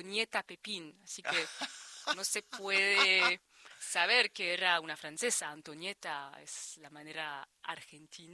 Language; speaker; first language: Spanish; non-native, fluent; French